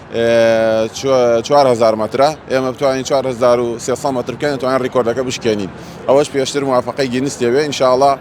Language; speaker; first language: Central Kurdish; native; Central Kurdish